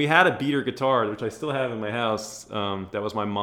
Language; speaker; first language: English; native; English